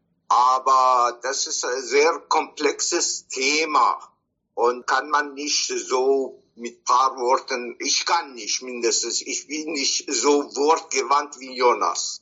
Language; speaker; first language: German; non-native, fluent; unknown